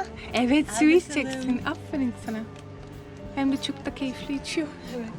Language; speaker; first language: Turkish; non-native, fluent; Hungarian